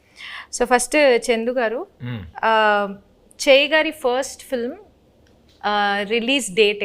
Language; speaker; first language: Telugu; native; Telugu